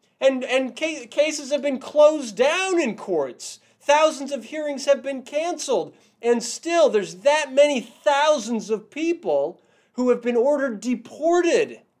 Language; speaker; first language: English; native; English